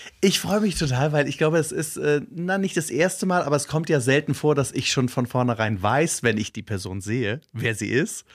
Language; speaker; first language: German; native; German